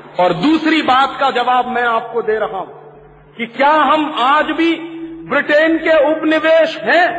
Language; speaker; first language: Hindi; native; Hindi